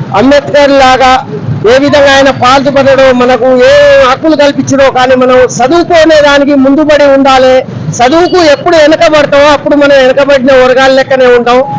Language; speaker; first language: Telugu; non-native, local second language; Lambadi